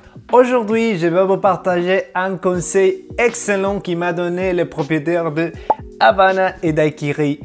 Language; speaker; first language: French; non-native, fluent; Spanish